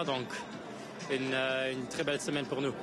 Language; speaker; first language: French; non-native, local second language; Luxembourgish